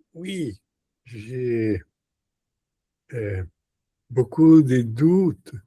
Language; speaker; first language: French; non-native, learner; Portuguese